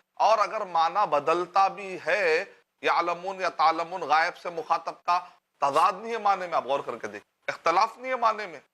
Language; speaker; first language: Urdu; native; Urdu